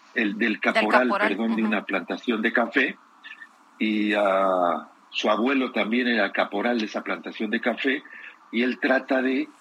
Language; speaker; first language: Spanish; native; Spanish